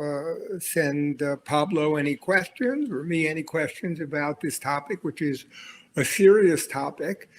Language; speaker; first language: English; native; English